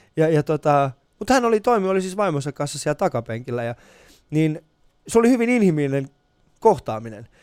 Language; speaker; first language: Finnish; early bilingual, other home language; Persian